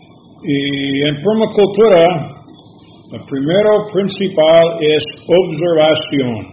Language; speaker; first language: Spanish; non-native, learner; English